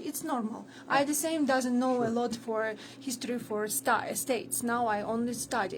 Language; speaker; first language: English; non-native, learner; Ukrainian